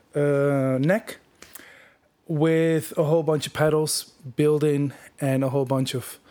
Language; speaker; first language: English; non-native, fluent; Dutch